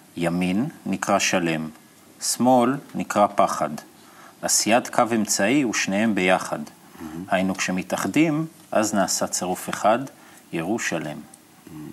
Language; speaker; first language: Hebrew; native; Hebrew